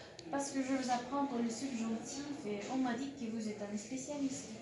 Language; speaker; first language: French; non-native, learner; Spanish